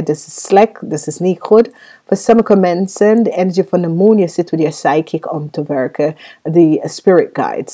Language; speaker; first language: Dutch; non-native, fluent; English